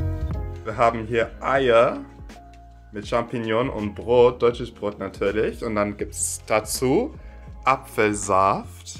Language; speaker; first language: German; non-native, learner; English